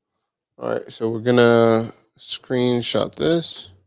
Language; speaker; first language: English; native; English